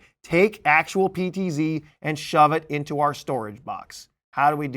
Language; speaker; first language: English; native; English